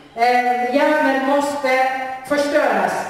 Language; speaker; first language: Swedish; non-native, fluent; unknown